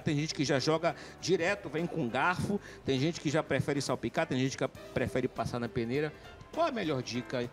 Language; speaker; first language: Portuguese; native; Portuguese